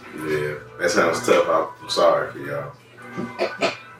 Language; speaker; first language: English; native; English